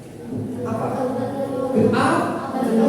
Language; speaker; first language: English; non-native, fluent; Indonesian